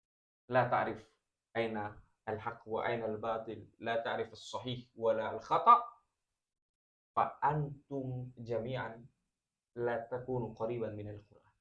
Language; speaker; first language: Arabic; non-native, fluent; Indonesian